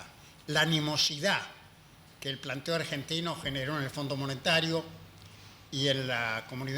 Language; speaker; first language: Spanish; native; Spanish